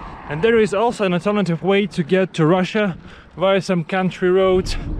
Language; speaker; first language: English; non-native, fluent; Russian